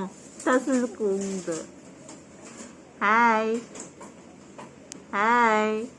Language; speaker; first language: Chinese; non-native, learner; Filipino